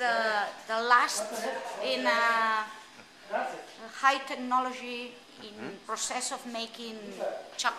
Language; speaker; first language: English; non-native, learner; Spanish